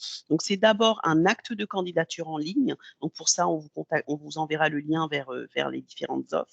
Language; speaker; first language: French; native; French